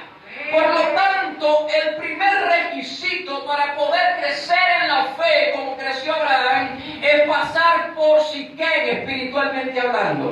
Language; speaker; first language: Spanish; native; Spanish